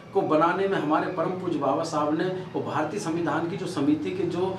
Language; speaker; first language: Hindi; native; Hindi